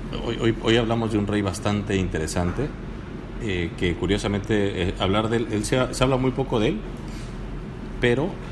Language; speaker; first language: Spanish; native; Spanish